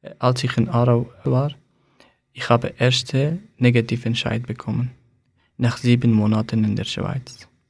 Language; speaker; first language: German; non-native, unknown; Persian